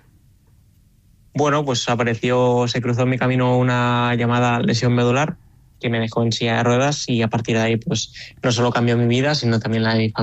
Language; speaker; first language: Spanish; native; Spanish